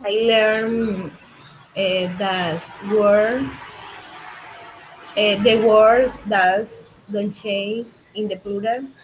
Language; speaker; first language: English; non-native, learner; Spanish